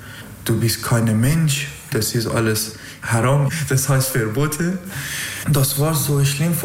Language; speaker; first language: German; non-native, learner; Persian